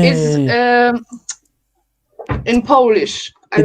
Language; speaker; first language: English; non-native, learner; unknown